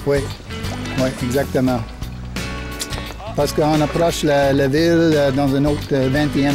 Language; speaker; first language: French; non-native, local second language; English